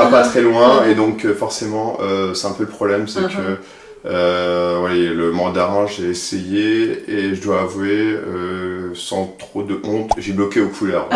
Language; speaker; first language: French; native; French